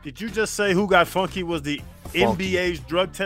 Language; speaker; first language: English; native; English